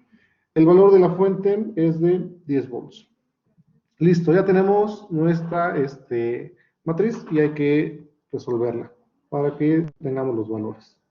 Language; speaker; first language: Spanish; native; Spanish